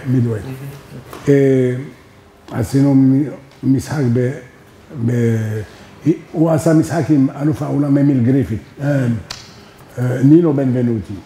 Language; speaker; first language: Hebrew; non-native, learner; French